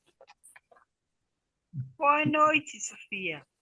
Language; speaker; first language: Portuguese; non-native, learner; Spanish